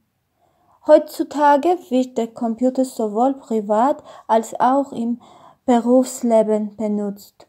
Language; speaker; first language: German; non-native, learner; Armenian